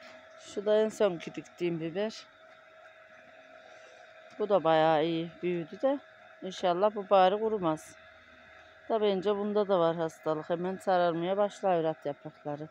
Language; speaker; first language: Turkish; native; Turkish